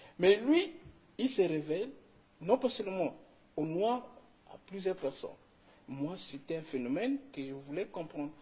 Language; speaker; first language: French; non-native, local second language; Kongo